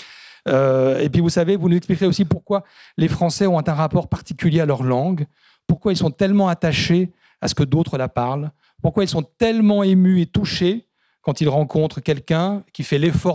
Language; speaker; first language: French; native; French